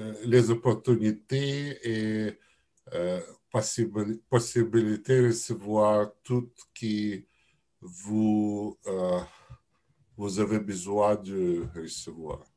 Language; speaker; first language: French; non-native, learner; Russian